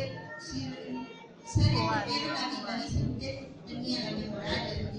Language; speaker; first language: Spanish; native; Spanish